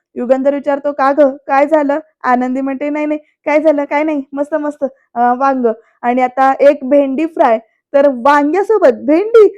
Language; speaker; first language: Marathi; native; Marathi